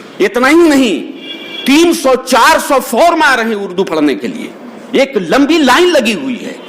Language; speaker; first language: Urdu; native; Urdu